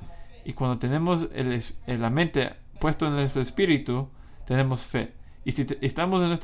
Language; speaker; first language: Spanish; non-native, fluent; English